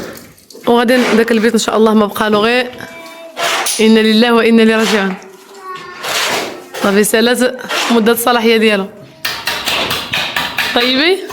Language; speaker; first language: Arabic; native; Arabic